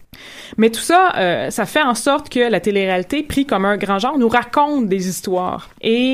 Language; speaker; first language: French; native; French